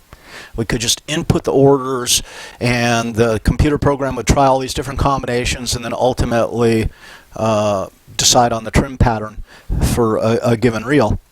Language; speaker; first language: English; native; English